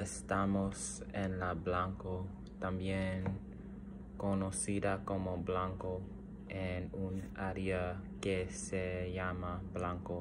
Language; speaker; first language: Spanish; non-native, learner; English